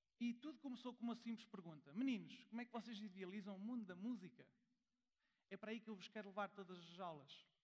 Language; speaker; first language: Portuguese; early bilingual, heritage; German